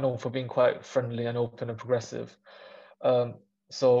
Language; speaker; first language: English; native; English